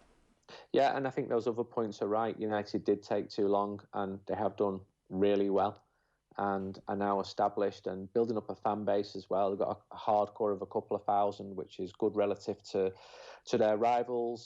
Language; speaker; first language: English; native; English